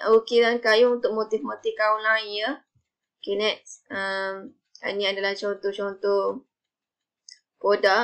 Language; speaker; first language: Malay; native; Malay